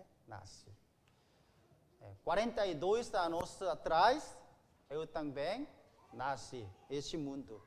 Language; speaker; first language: Portuguese; non-native, learner; Korean